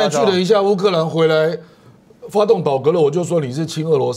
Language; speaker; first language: Chinese; native; Chinese